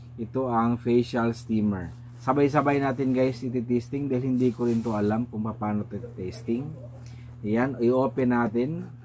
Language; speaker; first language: Filipino; non-native, local second language; Cebuano